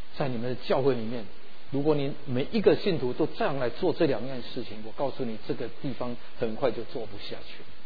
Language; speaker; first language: Chinese; early bilingual, heritage; Chinese